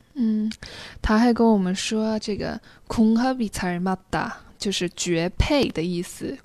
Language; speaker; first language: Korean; non-native, fluent; Chinese